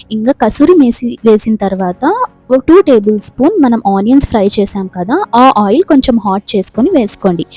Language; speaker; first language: Telugu; non-native, local second language; Urdu